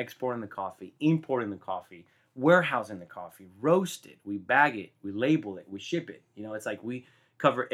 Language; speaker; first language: English; non-native, fluent; Spanish